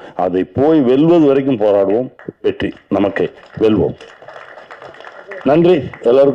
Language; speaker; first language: Tamil; native; Tamil